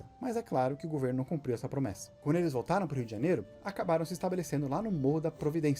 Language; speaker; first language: Portuguese; native; Portuguese